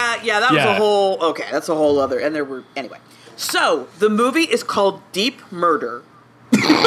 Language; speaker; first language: English; native; English